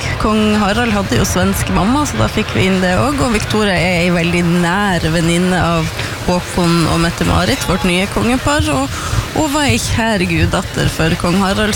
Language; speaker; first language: Norwegian; native; Norwegian